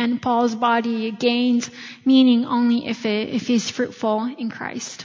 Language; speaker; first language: English; non-native, fluent; Italian